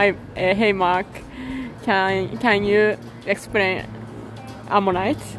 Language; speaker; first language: English; non-native, learner; Japanese